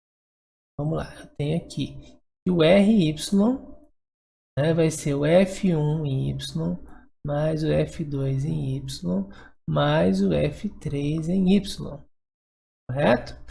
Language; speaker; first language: Portuguese; native; Portuguese